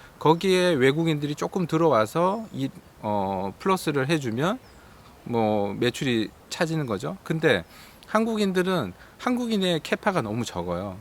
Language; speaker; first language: Korean; native; Korean